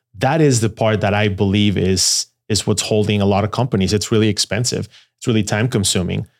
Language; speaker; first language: English; non-native, fluent; Spanish